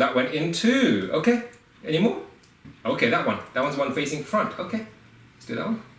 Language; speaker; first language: English; native; English